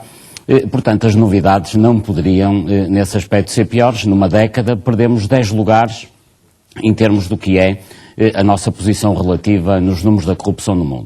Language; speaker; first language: Portuguese; native; Portuguese